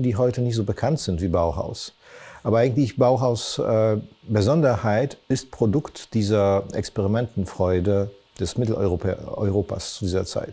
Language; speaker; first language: German; non-native, fluent; Polish